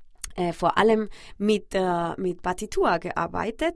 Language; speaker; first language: German; non-native, fluent; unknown